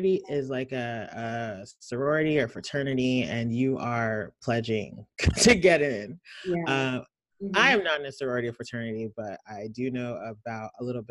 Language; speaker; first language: English; native; English